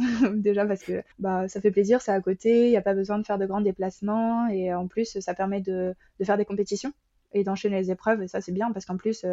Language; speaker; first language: French; native; French